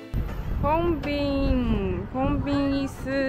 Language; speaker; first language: Japanese; non-native, fluent; Chinese